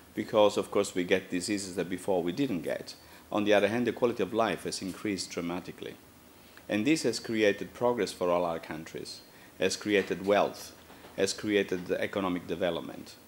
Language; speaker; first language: English; non-native, fluent; Italian